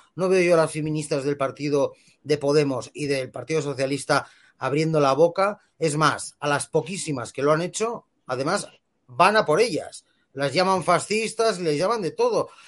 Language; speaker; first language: Spanish; native; Spanish